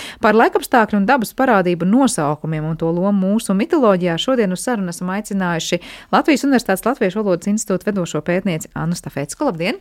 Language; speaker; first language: Latvian; native; Latvian